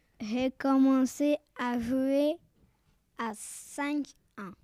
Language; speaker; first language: French; non-native, learner; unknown